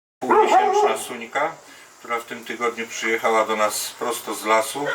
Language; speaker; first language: Polish; native; Polish